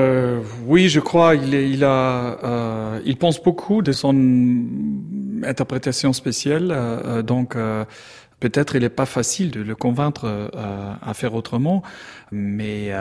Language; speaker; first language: French; non-native, learner; German